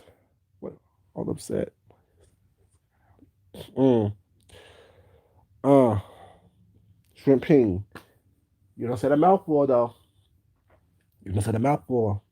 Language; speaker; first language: English; native; English